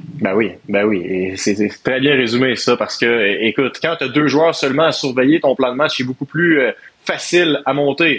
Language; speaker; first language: French; native; French